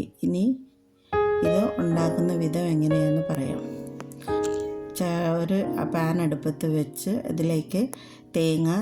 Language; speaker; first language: Malayalam; native; Malayalam